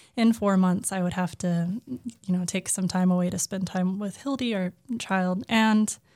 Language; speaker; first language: English; native; English